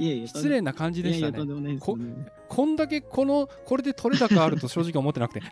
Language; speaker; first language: Japanese; native; Japanese